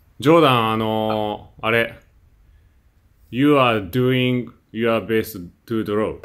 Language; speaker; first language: English; non-native, learner; Japanese